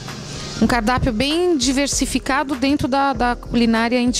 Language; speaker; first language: Portuguese; native; Portuguese